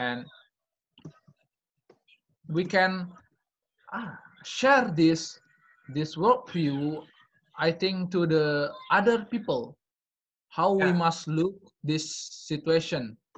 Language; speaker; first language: English; non-native, learner; Indonesian